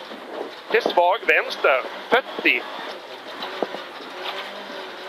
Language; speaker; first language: Swedish; native; Swedish